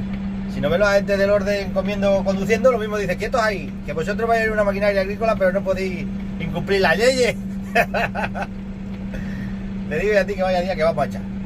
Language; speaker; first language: Spanish; native; Spanish